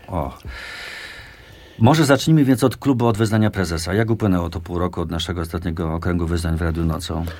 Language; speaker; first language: Polish; native; Polish